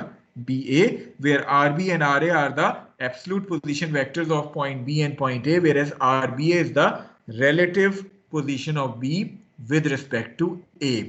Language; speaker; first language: English; non-native, local second language; Hindi